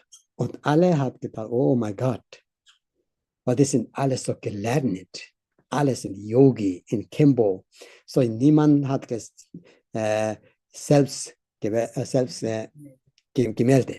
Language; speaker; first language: German; non-native, learner; Tibetan